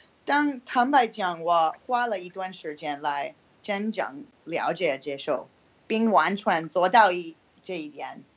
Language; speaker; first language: Chinese; non-native, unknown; English